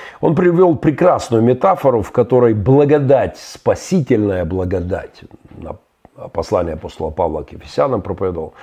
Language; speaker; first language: Russian; native; Russian